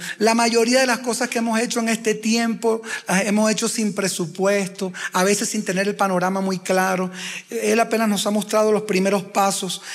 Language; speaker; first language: Spanish; native; Spanish